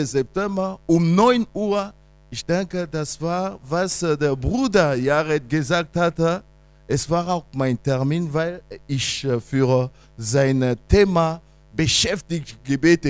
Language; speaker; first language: German; non-native, fluent; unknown